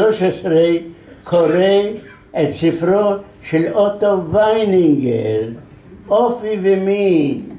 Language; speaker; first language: Hebrew; non-native, fluent; Yiddish